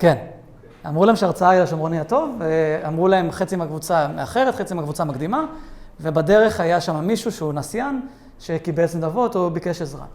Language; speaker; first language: Hebrew; native; Hebrew